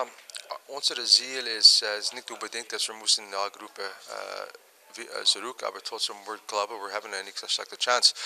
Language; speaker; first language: German; non-native, learner; English